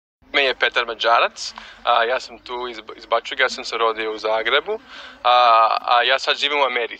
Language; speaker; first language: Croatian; early bilingual, heritage; Croatian